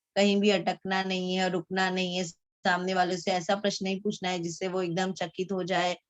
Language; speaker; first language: Hindi; non-native, local second language; Marathi